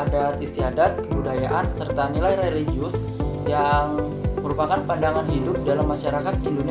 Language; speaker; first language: Indonesian; native; Indonesian